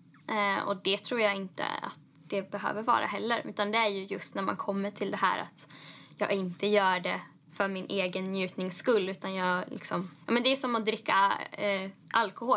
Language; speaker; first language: Swedish; native; Swedish